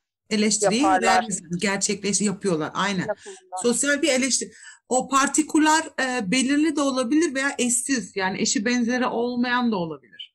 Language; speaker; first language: Turkish; native; Turkish